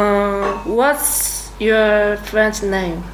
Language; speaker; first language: English; non-native, learner; Korean